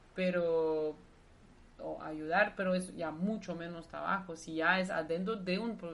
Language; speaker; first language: Spanish; non-native, fluent; Dutch